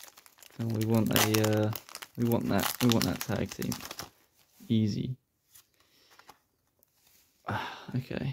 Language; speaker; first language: English; native; English